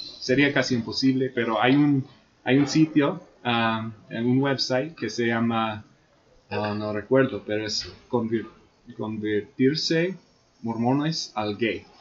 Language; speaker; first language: Spanish; non-native, fluent; English